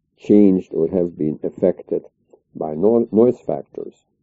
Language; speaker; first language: English; non-native, fluent; Hungarian